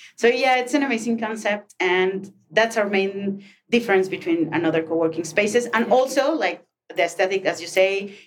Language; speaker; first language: English; non-native, fluent; Spanish